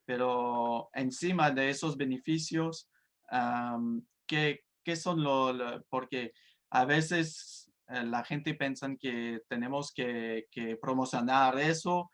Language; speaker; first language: Spanish; non-native, fluent; French